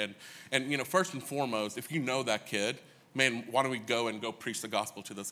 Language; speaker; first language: English; early bilingual, other home language; Hindi